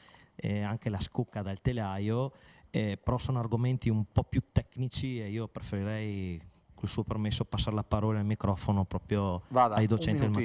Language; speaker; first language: Italian; native; Italian